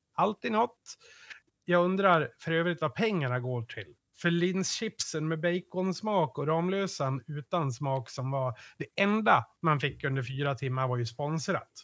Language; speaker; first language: Swedish; native; Swedish